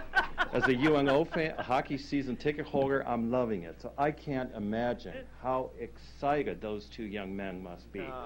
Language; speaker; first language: English; native; English